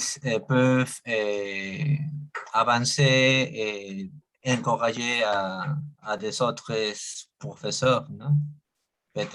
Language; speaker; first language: French; non-native, learner; Spanish